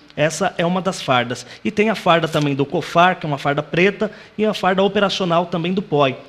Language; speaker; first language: Portuguese; native; Portuguese